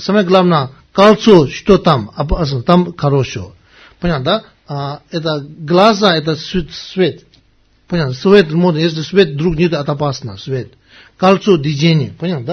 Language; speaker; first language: Russian; non-native, learner; Tibetan